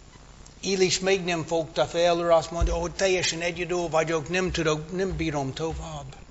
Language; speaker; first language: Hungarian; non-native, fluent; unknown